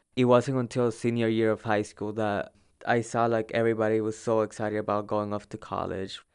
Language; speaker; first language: English; early bilingual, other home language; Spanish